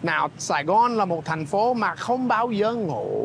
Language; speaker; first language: Vietnamese; non-native, fluent; English